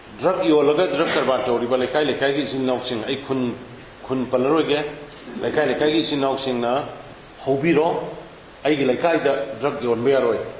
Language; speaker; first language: Manipuri; non-native, local second language; Thado Chin